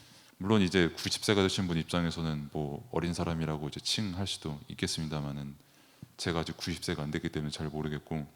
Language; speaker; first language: Korean; native; Korean